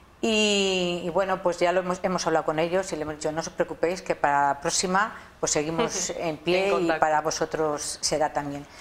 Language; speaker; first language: Spanish; native; Spanish